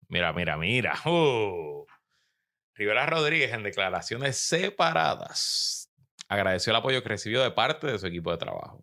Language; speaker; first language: Spanish; native; Spanish